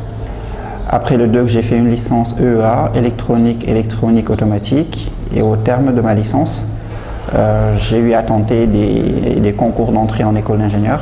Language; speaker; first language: French; non-native, local second language; Wolof